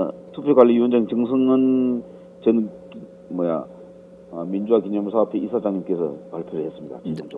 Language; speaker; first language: Korean; native; Korean